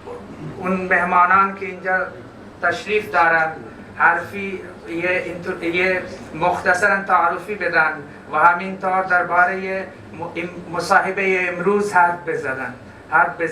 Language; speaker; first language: Persian; non-native, fluent; Hindi